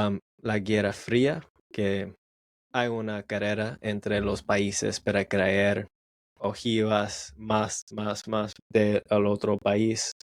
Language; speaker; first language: Spanish; non-native, learner; English